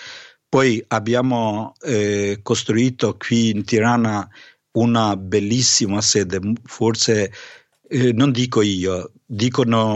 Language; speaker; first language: Italian; non-native, fluent; Albanian